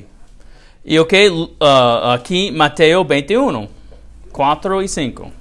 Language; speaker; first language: Spanish; non-native, learner; English